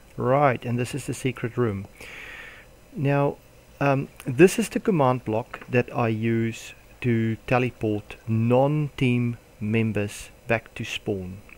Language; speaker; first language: English; non-native, local second language; Afrikaans